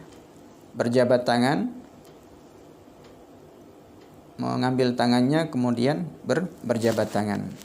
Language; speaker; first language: Indonesian; native; Indonesian